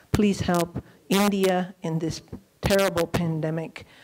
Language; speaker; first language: English; early bilingual, other home language; Spanish